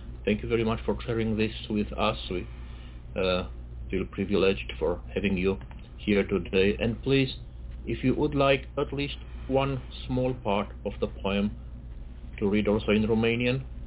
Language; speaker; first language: English; non-native, fluent; Romanian